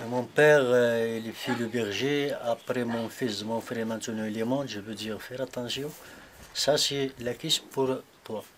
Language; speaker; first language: French; non-native, learner; Berber languages